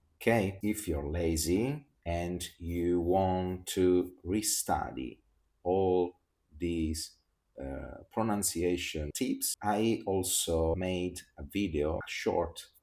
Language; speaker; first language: English; non-native, fluent; Italian